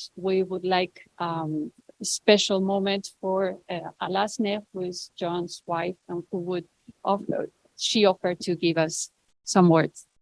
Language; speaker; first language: English; non-native, fluent; Basque